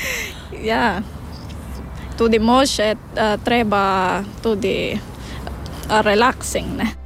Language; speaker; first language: Slovenian; non-native, learner; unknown